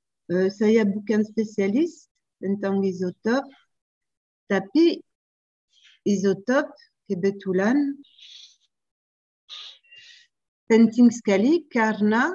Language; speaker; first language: Indonesian; non-native, learner; French